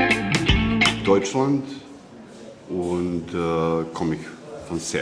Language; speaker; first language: German; non-native, learner; Serbian